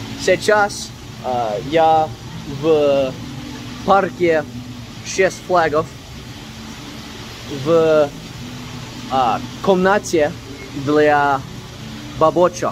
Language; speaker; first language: Russian; non-native, learner; English